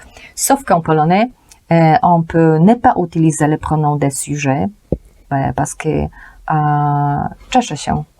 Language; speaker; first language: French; non-native, fluent; Polish